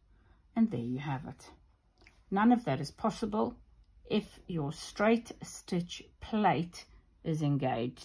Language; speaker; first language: English; native; English